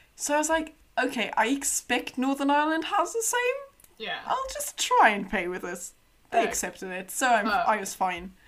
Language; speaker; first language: English; non-native, fluent; German